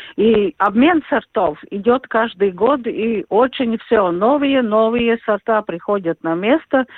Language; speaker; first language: Russian; non-native, local second language; Latvian